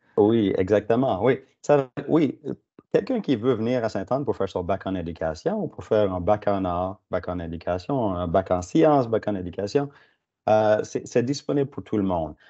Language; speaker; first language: French; native; French